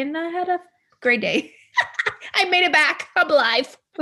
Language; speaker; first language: English; early bilingual, other home language; Spanish